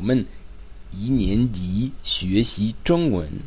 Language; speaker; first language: Chinese; non-native, learner; Czech